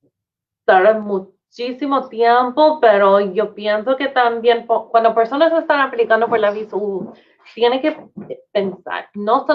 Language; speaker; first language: Spanish; non-native, fluent; English